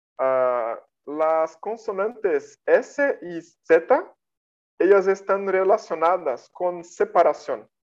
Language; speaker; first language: Spanish; non-native, fluent; Portuguese